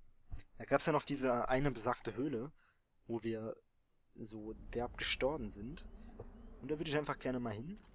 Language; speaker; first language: German; native; German